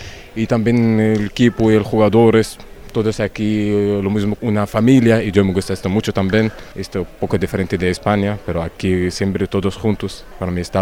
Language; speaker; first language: Portuguese; non-native, learner; Arabic